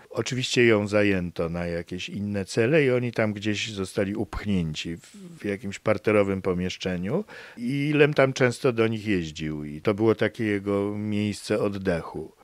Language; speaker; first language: Polish; native; Polish